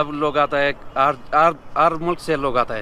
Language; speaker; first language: Hindi; non-native, learner; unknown